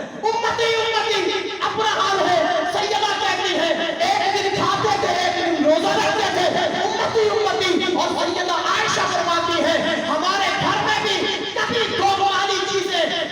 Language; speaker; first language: Urdu; native; Urdu